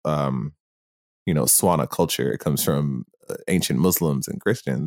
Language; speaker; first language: English; native; English